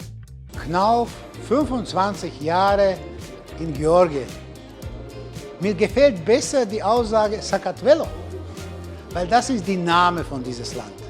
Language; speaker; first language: German; non-native, fluent; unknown